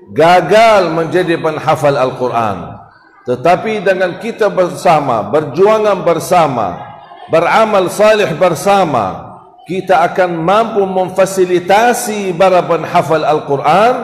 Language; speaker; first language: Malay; non-native, fluent; Arabic